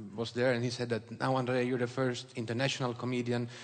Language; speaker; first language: English; non-native, fluent; Swedish